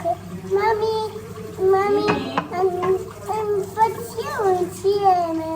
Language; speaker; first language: Italian; early bilingual, other home language; Filipino